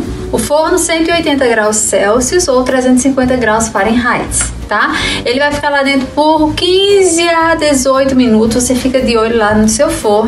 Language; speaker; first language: Portuguese; native; Portuguese